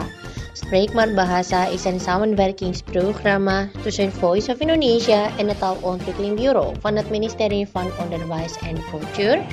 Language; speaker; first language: Dutch; non-native, fluent; Indonesian